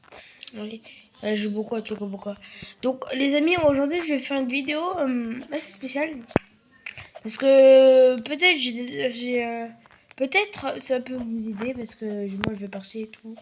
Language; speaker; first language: French; native; French